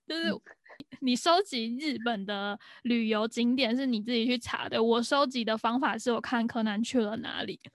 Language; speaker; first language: Chinese; native; Chinese